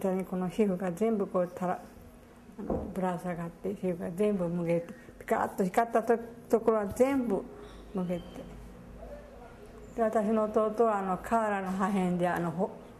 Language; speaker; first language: Japanese; native; Japanese